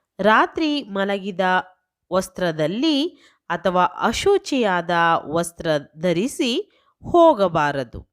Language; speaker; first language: Kannada; native; Kannada